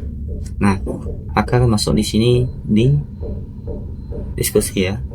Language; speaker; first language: Indonesian; native; Indonesian